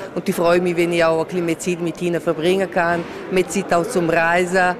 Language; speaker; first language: German; non-native, local second language; Italian